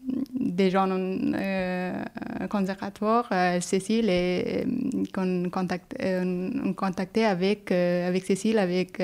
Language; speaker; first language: French; non-native, learner; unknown